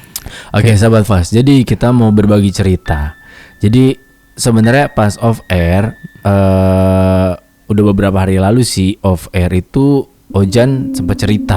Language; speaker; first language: Indonesian; native; Indonesian